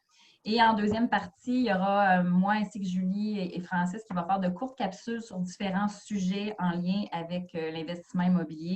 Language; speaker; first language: French; native; French